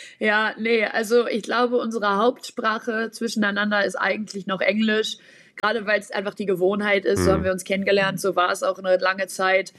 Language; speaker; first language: German; native; German